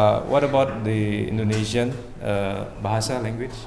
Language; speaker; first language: English; non-native, fluent; Indonesian